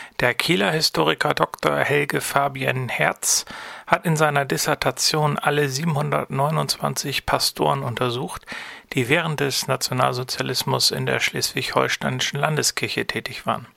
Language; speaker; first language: German; native; German